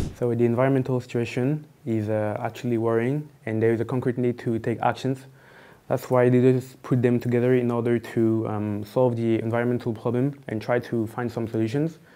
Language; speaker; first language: English; non-native, fluent; French